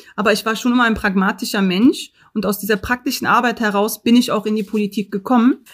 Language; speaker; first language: German; early bilingual, other home language; Turkish